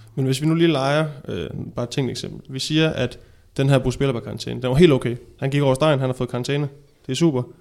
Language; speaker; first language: Danish; native; Danish